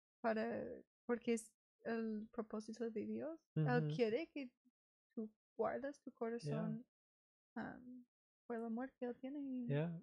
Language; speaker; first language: Spanish; non-native, learner; English